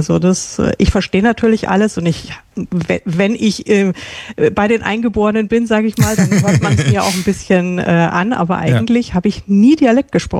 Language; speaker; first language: German; native; German